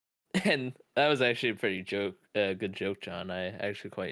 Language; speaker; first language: English; native; English